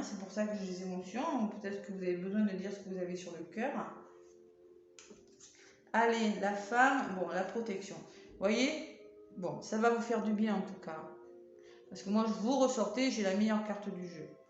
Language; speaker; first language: French; native; French